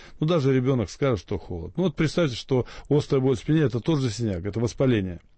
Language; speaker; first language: Russian; native; Russian